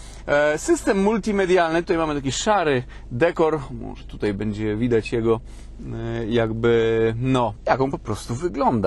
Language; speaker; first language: Polish; native; Polish